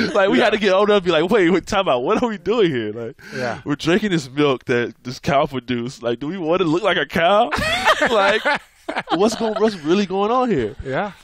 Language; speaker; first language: English; native; English